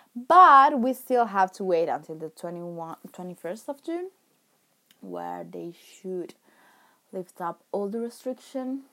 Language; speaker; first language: English; non-native, fluent; Italian